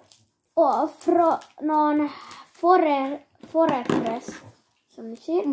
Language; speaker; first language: Swedish; early bilingual, other home language; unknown